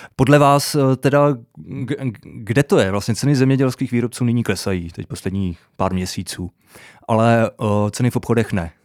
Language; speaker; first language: Czech; native; Czech